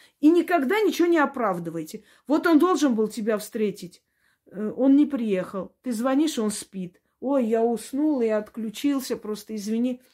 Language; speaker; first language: Russian; non-native, local second language; Armenian